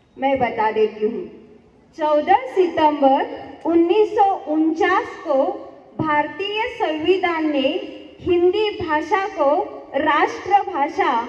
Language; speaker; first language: Hindi; non-native, local second language; Marathi